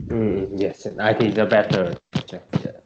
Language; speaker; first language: English; non-native, learner; Vietnamese